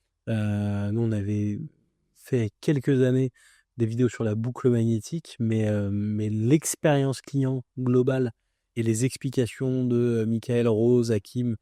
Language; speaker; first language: French; native; French